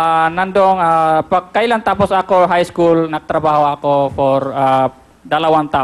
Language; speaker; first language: Filipino; non-native, learner; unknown